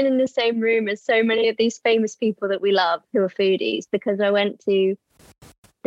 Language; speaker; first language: English; native; English